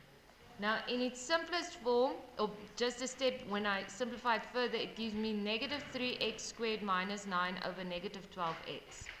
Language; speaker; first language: English; non-native, local second language; Afrikaans